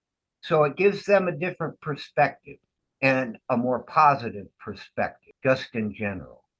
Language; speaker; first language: English; native; English